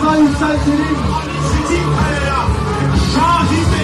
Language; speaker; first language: Turkish; native; Turkish